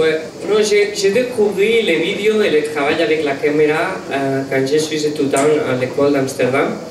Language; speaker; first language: French; non-native, learner; Catalan